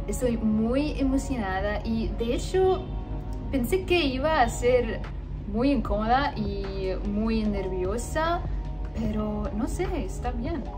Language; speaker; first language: Spanish; non-native, learner; Arabic